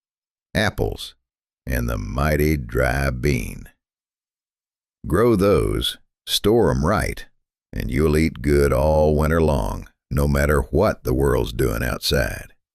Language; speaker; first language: English; native; English